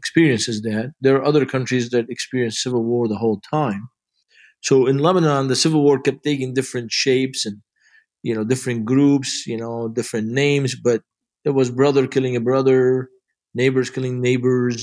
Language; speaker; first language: English; non-native, fluent; Arabic